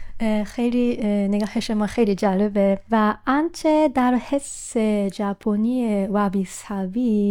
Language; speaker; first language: Persian; non-native, fluent; Japanese